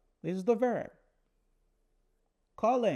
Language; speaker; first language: English; non-native, learner; Haitian Creole